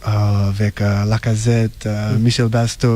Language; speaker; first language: French; non-native, learner; English